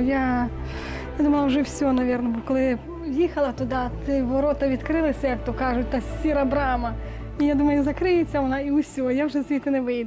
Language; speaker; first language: Ukrainian; native; Ukrainian